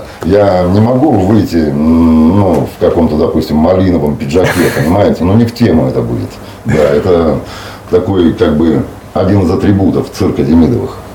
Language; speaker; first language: Russian; native; Russian